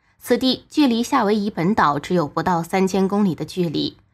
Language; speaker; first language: Chinese; native; Chinese